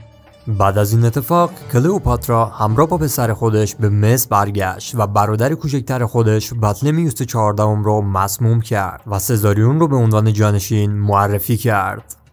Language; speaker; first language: Persian; native; Persian